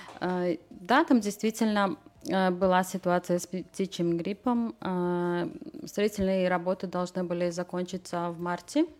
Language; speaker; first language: Russian; non-native, local second language; Latvian